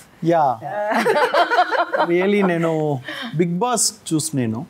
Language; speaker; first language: Telugu; non-native, learner; Tamil